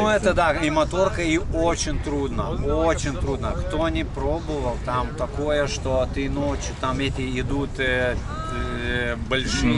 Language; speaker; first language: Russian; non-native, local second language; Lithuanian